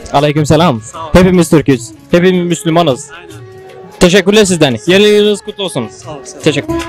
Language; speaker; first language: Turkish; non-native, learner; Turkmen